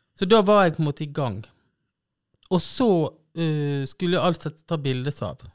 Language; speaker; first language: Norwegian; native; Norwegian